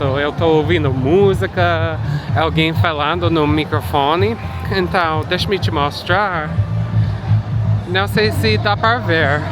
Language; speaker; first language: Portuguese; non-native, fluent; English